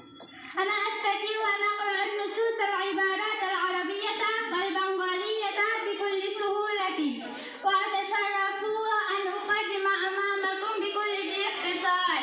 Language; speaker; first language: Arabic; non-native, learner; Bangla